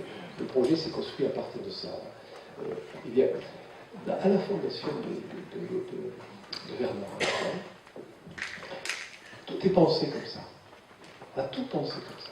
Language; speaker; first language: French; native; French